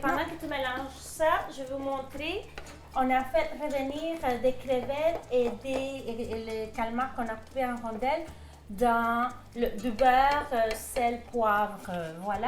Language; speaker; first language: French; non-native, fluent; Spanish